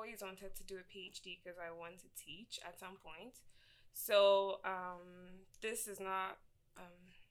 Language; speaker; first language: English; non-native, local second language; Igbo